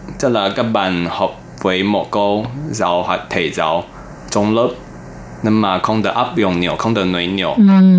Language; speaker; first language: Vietnamese; non-native, learner; Chinese